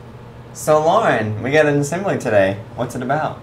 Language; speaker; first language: English; native; English